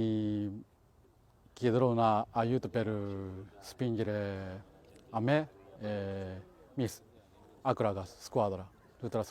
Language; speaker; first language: Italian; non-native, learner; Japanese